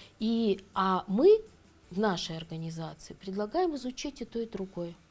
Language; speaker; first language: Russian; native; Russian